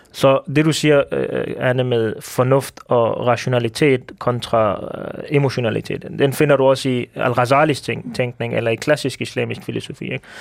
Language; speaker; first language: Danish; early bilingual, other home language; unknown